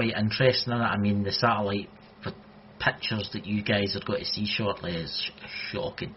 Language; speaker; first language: English; native; English